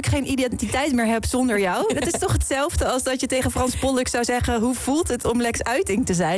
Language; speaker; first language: Dutch; native; Dutch